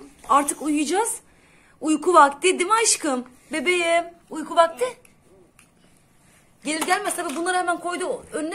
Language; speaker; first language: Turkish; native; Turkish